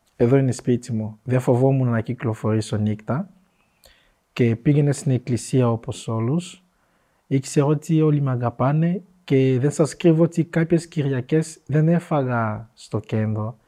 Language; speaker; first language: Greek; non-native, fluent; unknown